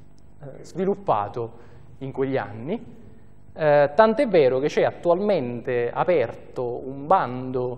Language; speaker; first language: Italian; native; Italian